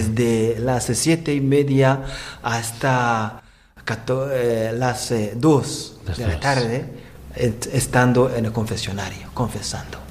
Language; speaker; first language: Spanish; non-native, learner; Rundi